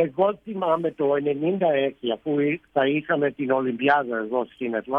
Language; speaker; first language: Greek; early bilingual, heritage; Greek